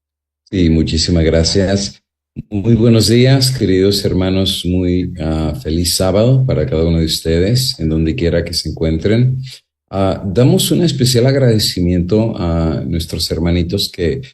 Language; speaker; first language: Spanish; native; Spanish